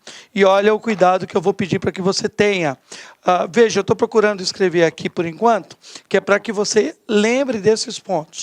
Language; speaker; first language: Portuguese; native; Portuguese